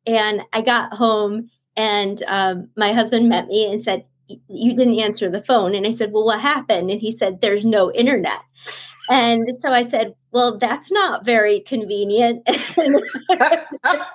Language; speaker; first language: English; early bilingual, other home language; Bangla